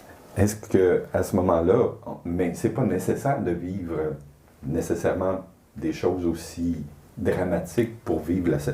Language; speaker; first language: French; native; French